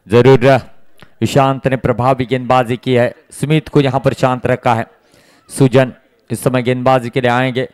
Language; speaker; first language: Hindi; non-native, local second language; Marathi